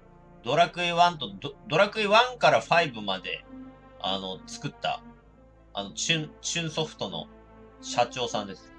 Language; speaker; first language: Japanese; native; Japanese